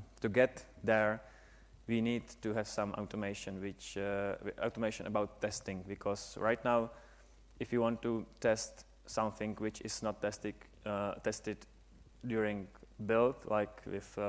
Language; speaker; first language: English; non-native, fluent; Czech